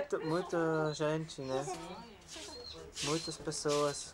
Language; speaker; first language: Portuguese; non-native, learner; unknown